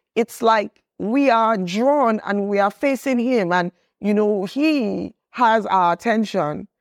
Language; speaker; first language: English; non-native, local second language; Yoruba